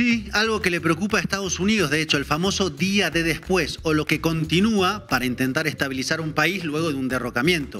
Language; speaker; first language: Spanish; native; Spanish